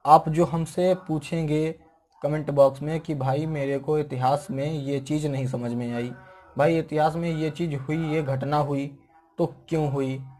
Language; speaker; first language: Hindi; native; Hindi